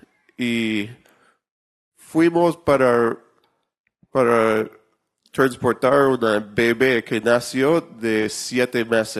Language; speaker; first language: Spanish; non-native, fluent; English